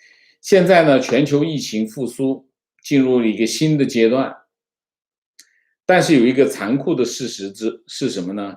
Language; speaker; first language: Chinese; native; Chinese